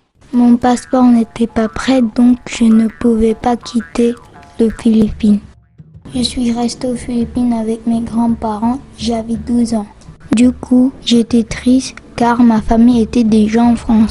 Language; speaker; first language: French; non-native, learner; Filipino